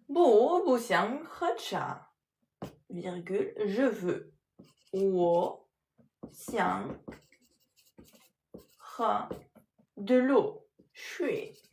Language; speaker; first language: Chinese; non-native, learner; French